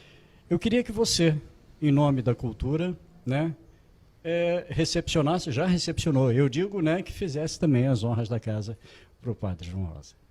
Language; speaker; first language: Portuguese; native; Portuguese